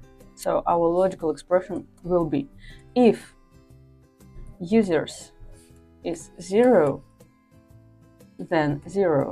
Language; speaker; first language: English; non-native, fluent; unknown